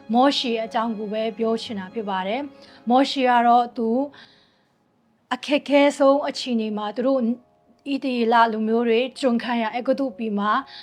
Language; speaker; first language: Burmese; non-native, local second language; Tedim Chin